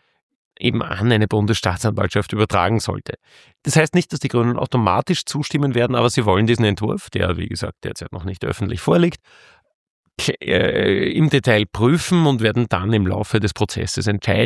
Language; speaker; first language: German; native; German